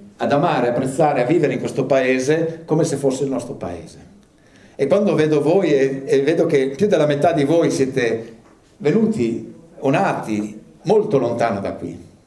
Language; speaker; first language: Italian; early bilingual, other home language; English